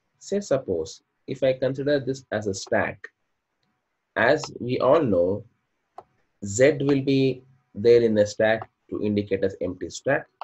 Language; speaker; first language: English; non-native, local second language; Kannada